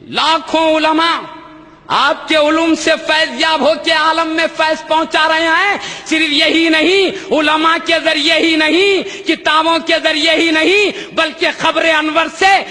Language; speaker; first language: Urdu; native; Urdu